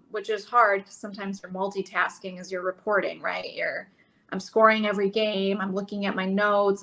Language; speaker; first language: English; native; English